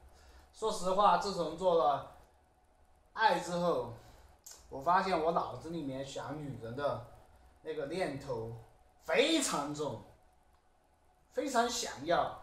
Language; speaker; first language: Chinese; native; Chinese